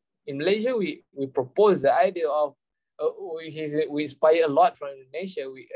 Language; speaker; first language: English; non-native, local second language; Malay